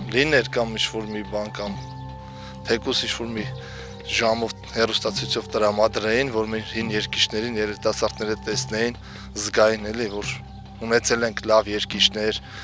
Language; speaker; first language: Armenian; non-native, local second language; Kurdish